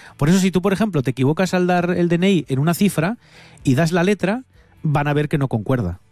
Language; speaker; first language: Spanish; native; Spanish